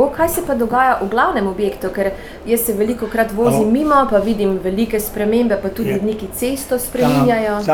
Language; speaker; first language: Slovenian; native; Slovenian